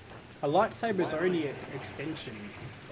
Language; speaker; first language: English; native; English